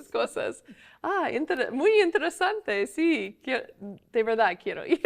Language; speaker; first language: Spanish; non-native, fluent; English